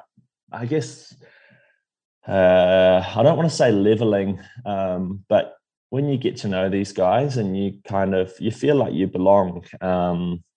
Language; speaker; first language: English; native; English